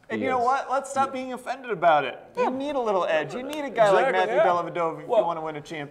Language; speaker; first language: English; native; English